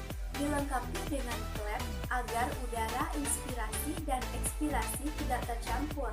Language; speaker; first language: Indonesian; native; Indonesian